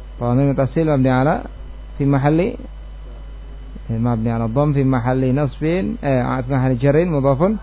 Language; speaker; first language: Arabic; non-native, fluent; Indonesian